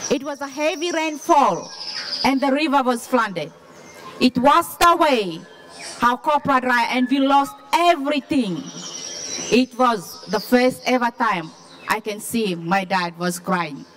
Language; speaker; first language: English; non-native, fluent; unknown